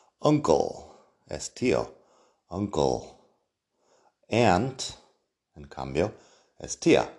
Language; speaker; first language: Spanish; non-native, fluent; English